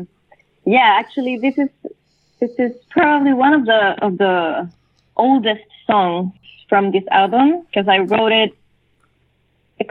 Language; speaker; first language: English; non-native, fluent; Spanish